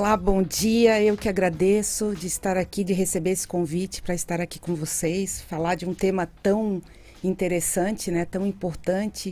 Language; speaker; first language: Portuguese; native; Portuguese